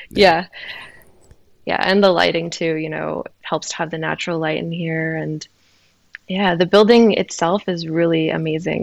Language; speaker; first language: English; native; English